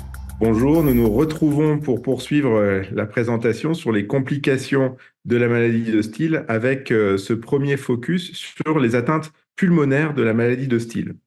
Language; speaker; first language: French; native; French